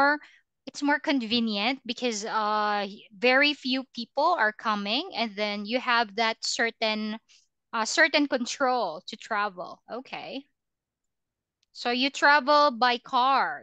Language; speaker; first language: English; non-native, fluent; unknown